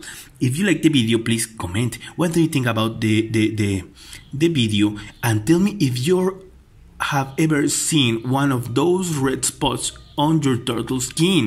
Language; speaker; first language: English; non-native, fluent; Spanish